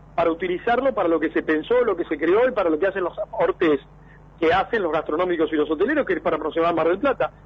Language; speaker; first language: Spanish; native; Spanish